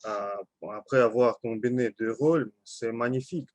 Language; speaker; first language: French; non-native, learner; Russian